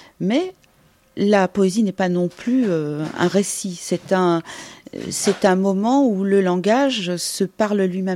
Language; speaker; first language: French; native; French